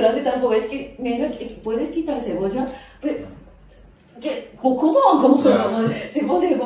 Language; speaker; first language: Spanish; non-native, fluent; Japanese